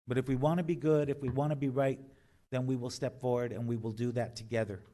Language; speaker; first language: English; native; English